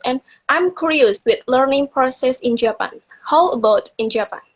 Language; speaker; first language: English; non-native, learner; Indonesian